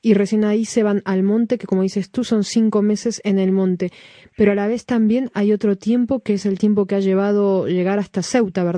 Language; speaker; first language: Spanish; native; Spanish